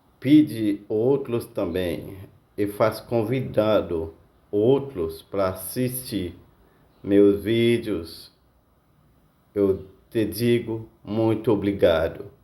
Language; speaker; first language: Portuguese; non-native, learner; Haitian Creole